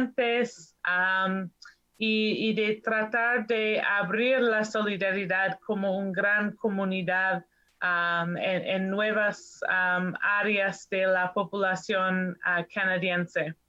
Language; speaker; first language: Spanish; non-native, fluent; English